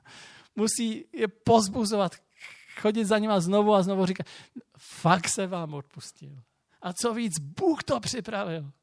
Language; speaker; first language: Czech; native; Czech